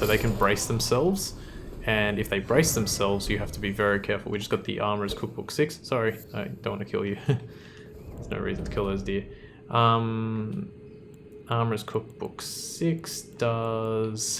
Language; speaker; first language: English; native; English